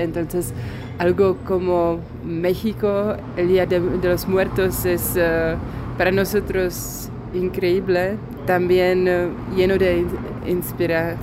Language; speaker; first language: Spanish; non-native, fluent; Czech